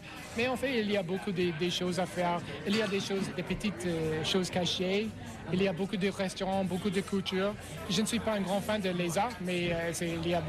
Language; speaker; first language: French; non-native, fluent; English